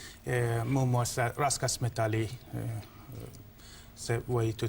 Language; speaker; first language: Finnish; non-native, learner; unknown